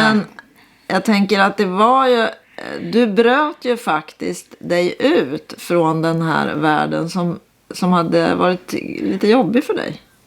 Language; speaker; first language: Swedish; native; Swedish